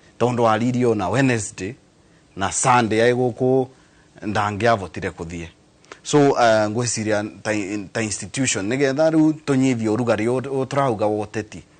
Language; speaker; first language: Kikuyu; non-native, local second language; Embu